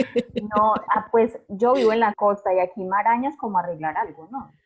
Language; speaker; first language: Spanish; native; Spanish